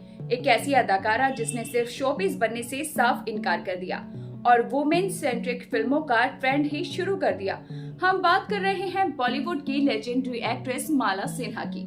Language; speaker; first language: Hindi; native; Hindi